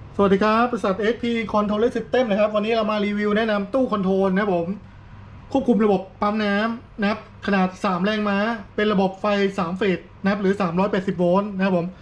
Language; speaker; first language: Thai; native; Thai